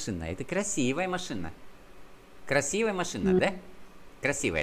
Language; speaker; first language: Russian; non-native, fluent; Vietnamese